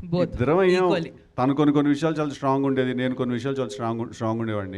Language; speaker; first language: Telugu; native; Telugu